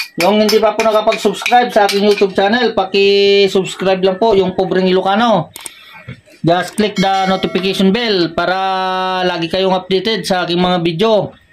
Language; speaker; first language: Filipino; non-native, local second language; Iloko